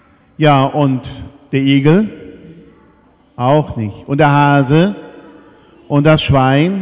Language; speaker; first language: German; native; German